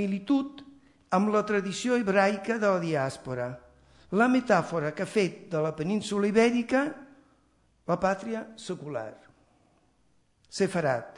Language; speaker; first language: Catalan; non-native, fluent; Italian